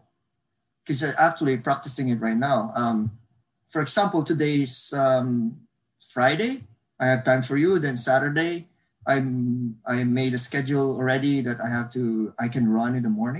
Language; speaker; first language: English; non-native, local second language; Hiligaynon